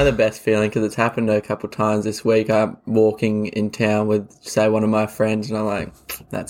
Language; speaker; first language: English; native; English